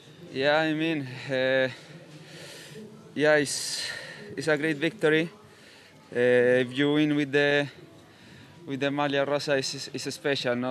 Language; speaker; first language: English; non-native, fluent; Spanish